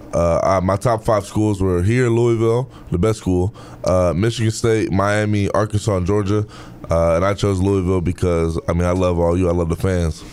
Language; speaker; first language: English; native; English